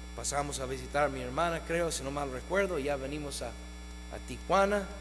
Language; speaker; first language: Spanish; non-native, fluent; English